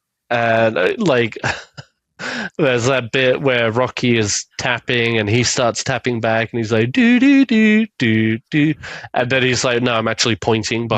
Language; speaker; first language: English; native; English